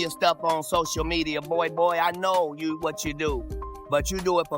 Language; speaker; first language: English; native; English